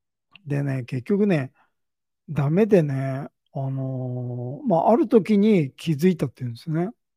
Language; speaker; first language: Japanese; native; Japanese